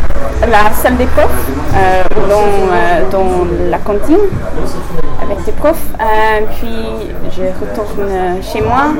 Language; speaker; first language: French; non-native, learner; English